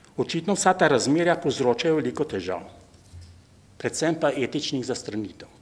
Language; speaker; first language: Slovenian; native; Slovenian